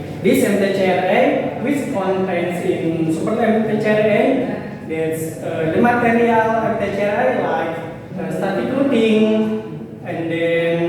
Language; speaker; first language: English; non-native, learner; Indonesian